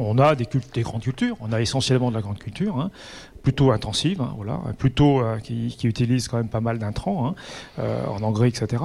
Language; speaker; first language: French; native; French